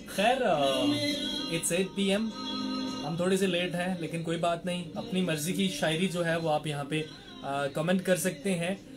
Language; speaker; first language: Urdu; non-native, local second language; Punjabi